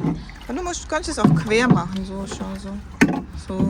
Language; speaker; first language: German; non-native, fluent; Filipino